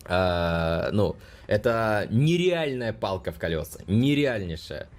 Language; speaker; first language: Russian; non-native, local second language; Ukrainian